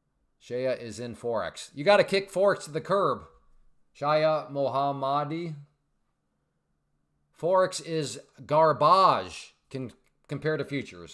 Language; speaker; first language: English; native; English